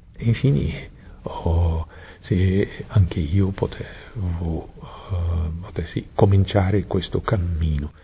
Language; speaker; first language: Italian; non-native, fluent; Portuguese